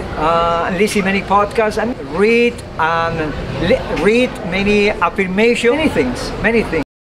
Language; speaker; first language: English; non-native, learner; Spanish